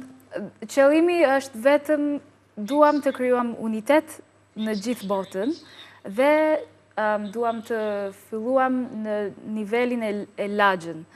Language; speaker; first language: Albanian; non-native, learner; English